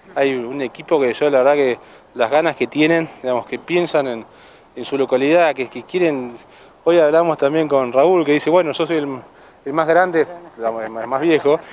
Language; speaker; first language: Spanish; native; Spanish